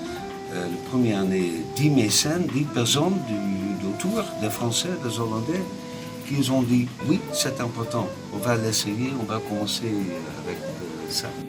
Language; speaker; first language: French; non-native, fluent; Dutch